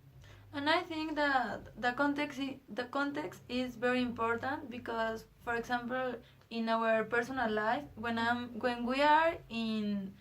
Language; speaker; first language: English; non-native, learner; Spanish